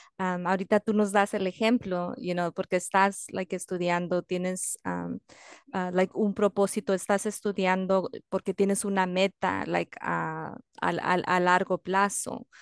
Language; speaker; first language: Spanish; early bilingual, heritage; Spanish